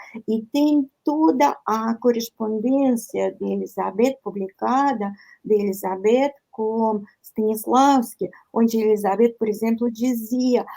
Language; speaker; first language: Portuguese; non-native, fluent; Russian